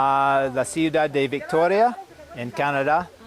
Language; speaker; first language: Spanish; non-native, learner; English